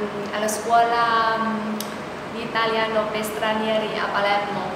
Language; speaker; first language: Italian; non-native, learner; Vietnamese